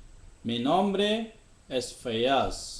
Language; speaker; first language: Spanish; non-native, fluent; Urdu